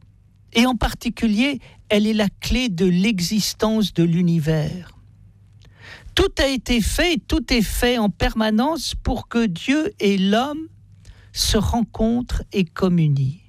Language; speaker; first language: French; native; French